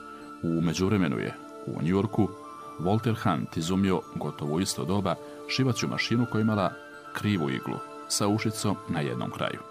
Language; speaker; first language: Croatian; native; Croatian